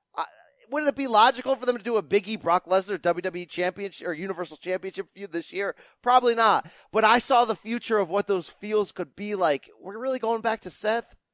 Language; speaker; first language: English; native; English